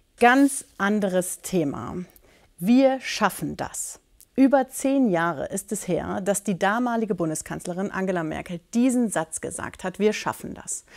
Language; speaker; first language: German; native; German